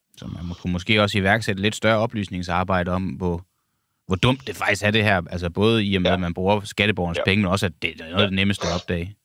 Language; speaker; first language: Danish; native; Danish